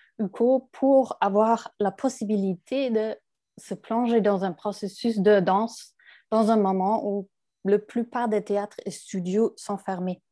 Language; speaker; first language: French; non-native, fluent; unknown